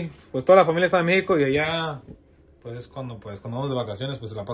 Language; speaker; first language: Spanish; early bilingual, heritage; Spanish